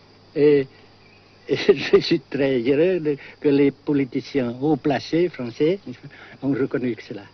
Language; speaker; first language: French; non-native, local second language; Vietnamese